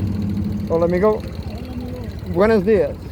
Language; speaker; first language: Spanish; non-native, learner; English